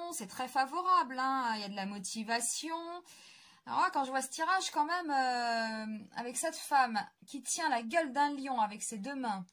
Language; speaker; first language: French; native; French